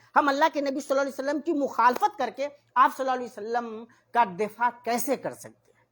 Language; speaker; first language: Urdu; native; Urdu